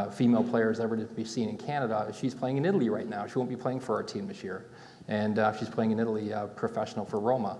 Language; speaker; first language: English; native; English